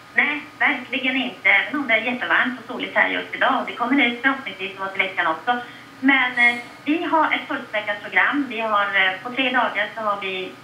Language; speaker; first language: Swedish; native; Swedish